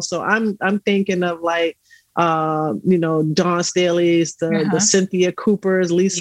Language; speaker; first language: English; native; English